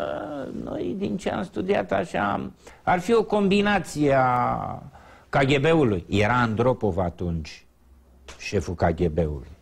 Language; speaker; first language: Romanian; native; Romanian